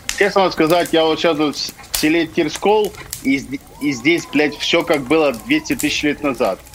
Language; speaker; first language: Russian; native; Russian